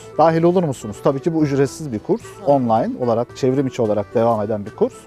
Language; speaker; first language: Turkish; native; Turkish